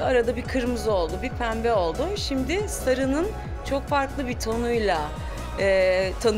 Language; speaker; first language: Turkish; native; Turkish